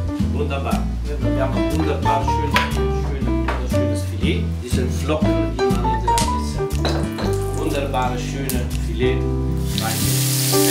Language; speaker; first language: German; non-native, fluent; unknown